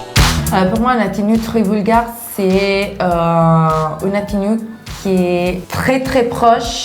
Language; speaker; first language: French; non-native, learner; Italian